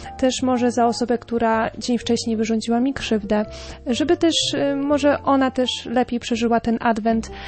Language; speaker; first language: Polish; native; Polish